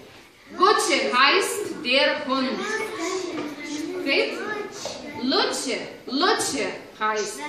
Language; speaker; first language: German; non-native, fluent; Lithuanian